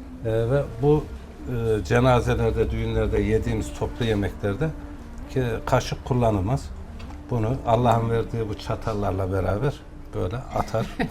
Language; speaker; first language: Turkish; native; Turkish